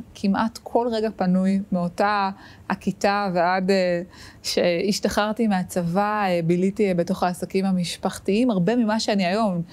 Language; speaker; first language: Hebrew; native; Hebrew